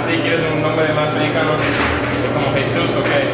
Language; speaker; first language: Spanish; non-native, learner; English